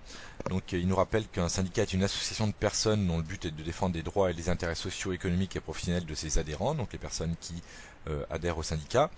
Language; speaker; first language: French; native; French